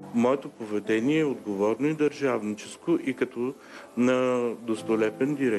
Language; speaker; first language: Bulgarian; native; Bulgarian